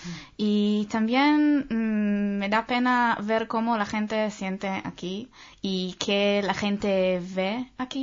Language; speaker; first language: Spanish; non-native, fluent; Hebrew